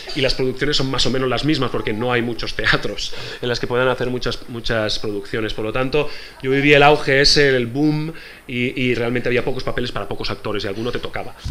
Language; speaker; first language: Spanish; native; Spanish